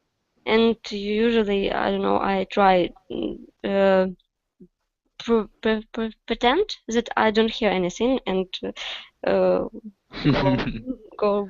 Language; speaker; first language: English; non-native, learner; Russian